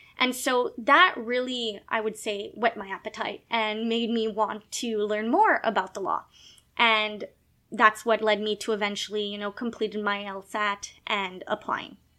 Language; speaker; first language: English; non-native, local second language; French